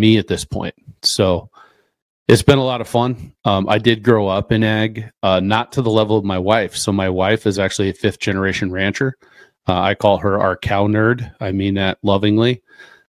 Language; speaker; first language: English; native; English